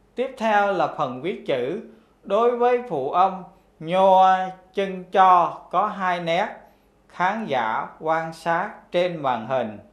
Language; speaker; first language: Vietnamese; non-native, local second language; Khmer